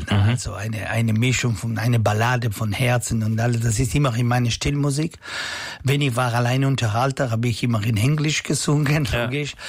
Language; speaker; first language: German; non-native, learner; Italian